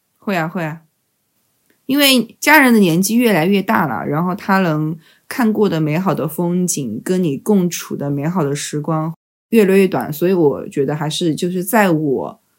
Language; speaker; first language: Chinese; native; Chinese